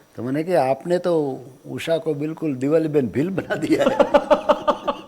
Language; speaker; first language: Hindi; non-native, local second language; Gujarati